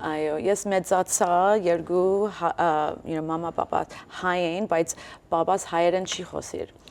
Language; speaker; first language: Armenian; early bilingual, heritage; Armenian